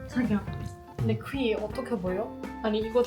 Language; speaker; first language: Korean; non-native, fluent; German